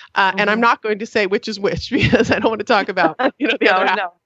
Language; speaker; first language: English; native; English